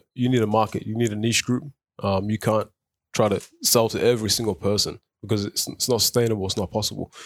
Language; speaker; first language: English; early bilingual, other home language; Arabic